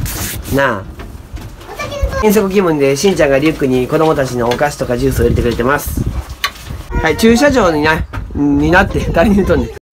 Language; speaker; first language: Japanese; native; Japanese